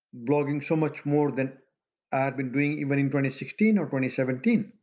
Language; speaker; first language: English; non-native, local second language; Maithili